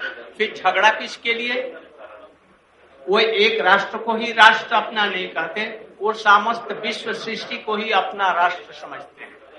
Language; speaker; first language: Hindi; native; Hindi